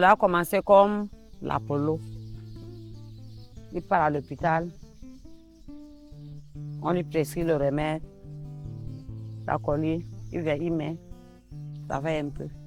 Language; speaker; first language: French; non-native, local second language; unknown